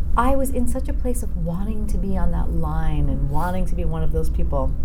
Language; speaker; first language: English; native; English